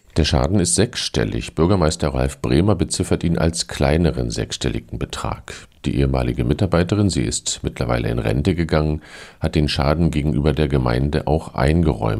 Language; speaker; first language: German; native; German